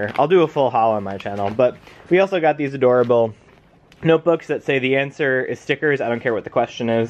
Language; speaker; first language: English; native; English